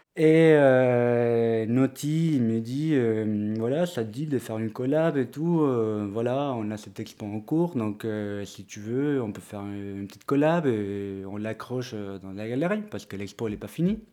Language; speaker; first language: French; non-native, fluent; Spanish